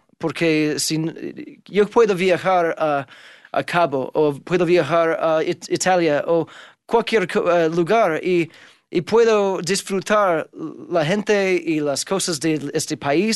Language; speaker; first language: Spanish; non-native, fluent; English